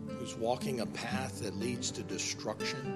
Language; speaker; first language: English; native; English